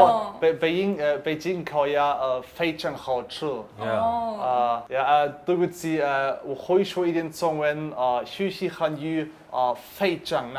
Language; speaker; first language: Chinese; non-native, learner; Italian